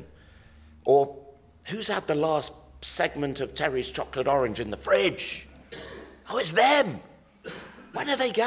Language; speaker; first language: English; native; English